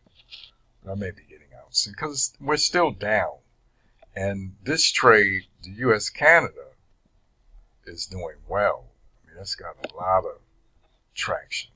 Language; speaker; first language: English; native; English